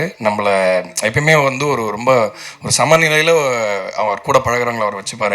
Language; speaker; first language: Tamil; native; Tamil